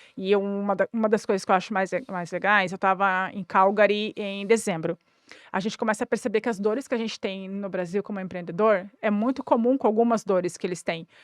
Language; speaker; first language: Portuguese; native; Portuguese